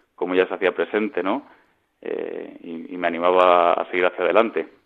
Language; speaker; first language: Spanish; native; Spanish